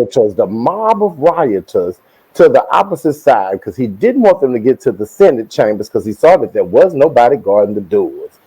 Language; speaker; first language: English; native; English